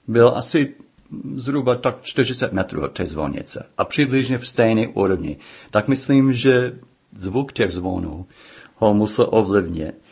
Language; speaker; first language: Czech; non-native, fluent; English